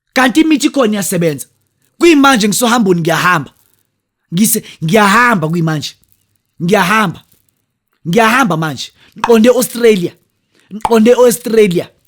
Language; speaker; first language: Zulu; non-native, local second language; Northern Sotho